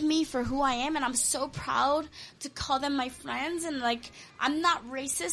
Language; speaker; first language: English; early bilingual, other home language; Korean